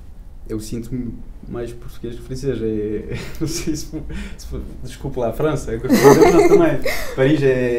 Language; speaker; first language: Portuguese; early bilingual, heritage; French